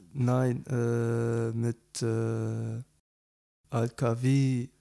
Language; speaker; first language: German; non-native, learner; Arabic